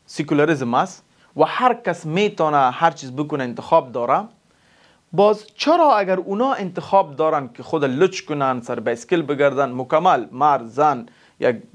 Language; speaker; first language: Persian; non-native, local second language; Pashto